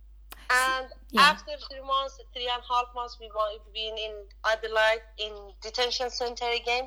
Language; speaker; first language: English; non-native, learner; Persian